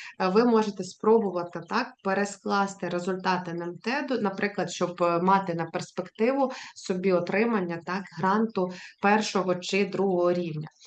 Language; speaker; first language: Ukrainian; native; Ukrainian